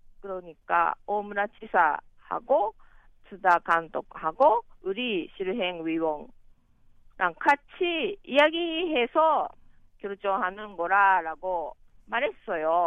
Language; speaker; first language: Korean; non-native, learner; Japanese